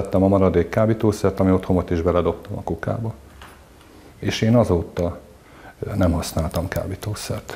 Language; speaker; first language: Hungarian; native; Hungarian